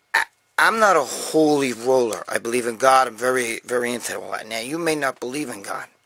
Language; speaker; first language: English; native; English